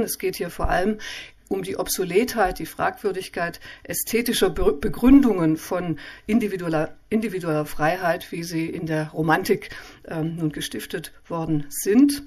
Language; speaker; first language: German; native; German